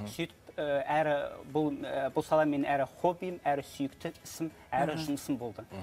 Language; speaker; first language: Kazakh; native; Kazakh